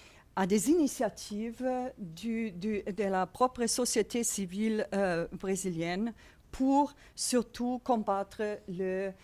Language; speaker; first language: French; non-native, fluent; Portuguese